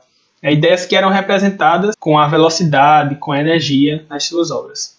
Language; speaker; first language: Portuguese; native; Portuguese